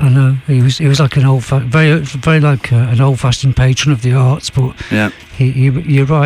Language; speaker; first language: English; native; English